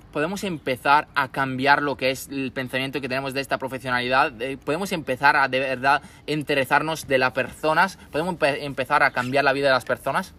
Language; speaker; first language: Spanish; non-native, fluent; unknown